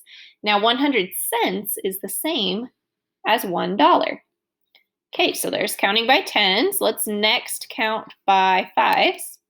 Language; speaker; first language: English; native; English